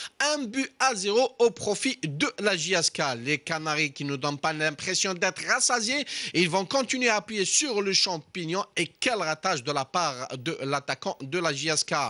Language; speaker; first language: French; non-native, local second language; Arabic